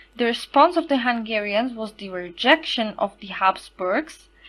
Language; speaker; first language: English; non-native, fluent; Slovak